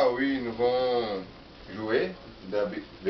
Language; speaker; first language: French; non-native, learner; Portuguese